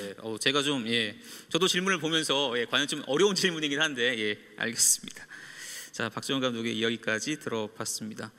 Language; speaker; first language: Korean; native; Korean